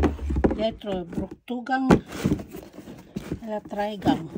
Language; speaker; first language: Danish; non-native, learner; Filipino